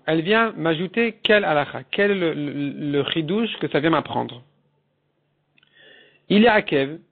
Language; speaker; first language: French; native; French